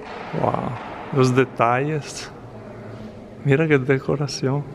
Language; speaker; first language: Spanish; non-native, fluent; Italian